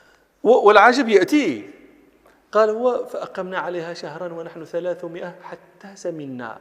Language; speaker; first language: Arabic; native; Arabic